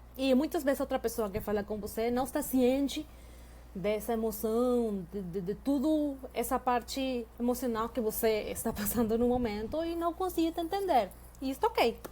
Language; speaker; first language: Portuguese; non-native, fluent; Spanish